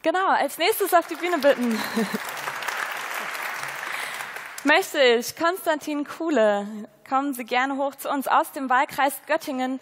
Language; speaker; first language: German; native; German